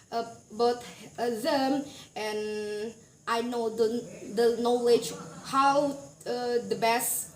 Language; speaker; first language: English; non-native, learner; Indonesian